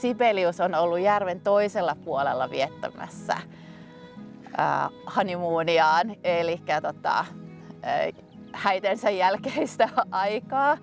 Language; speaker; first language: Finnish; native; Finnish